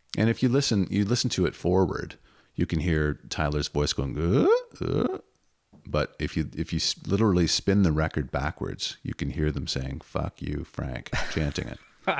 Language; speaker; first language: English; native; English